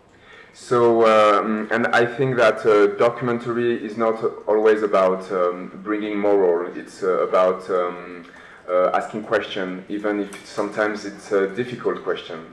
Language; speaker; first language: English; non-native, fluent; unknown